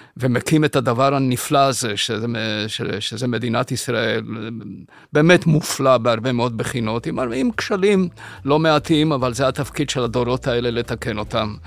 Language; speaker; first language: Hebrew; early bilingual, other home language; Spanish